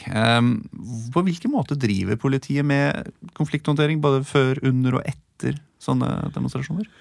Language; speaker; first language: Norwegian; native; Norwegian